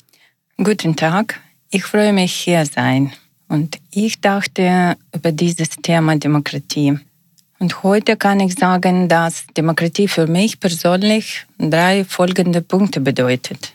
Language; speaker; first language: German; non-native, learner; Ukrainian